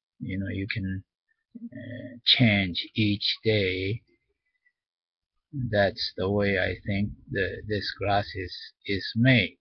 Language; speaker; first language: English; non-native, learner; Japanese